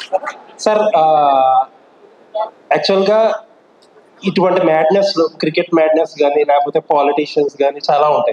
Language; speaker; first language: Telugu; native; Telugu